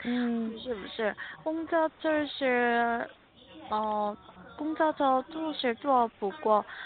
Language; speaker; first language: Chinese; non-native, learner; Korean